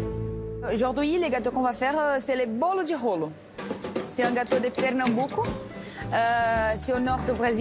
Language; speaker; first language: French; non-native, learner; Portuguese